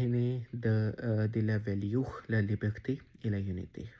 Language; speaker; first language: French; non-native, learner; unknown